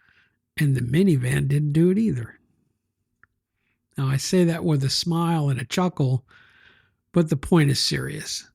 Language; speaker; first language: English; native; English